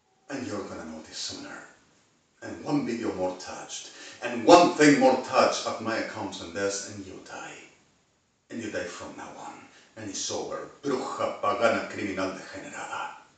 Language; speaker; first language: English; non-native, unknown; Spanish